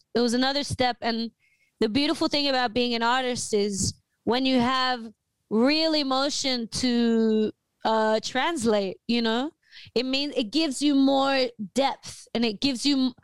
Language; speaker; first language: English; native; English